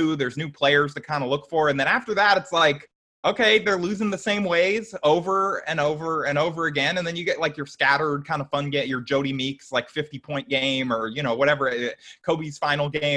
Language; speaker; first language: English; native; English